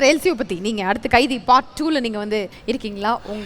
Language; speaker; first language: Tamil; native; Tamil